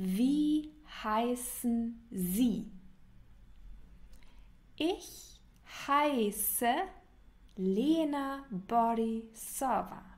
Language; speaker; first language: German; non-native, fluent; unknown